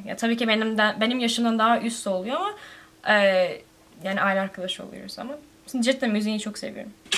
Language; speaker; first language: Turkish; early bilingual, heritage; Turkish